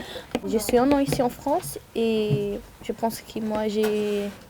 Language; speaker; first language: French; non-native, learner; Portuguese